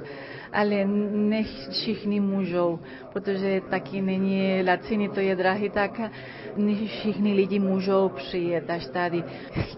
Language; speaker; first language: Czech; early bilingual, heritage; Czech